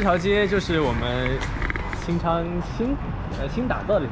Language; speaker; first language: Chinese; native; Chinese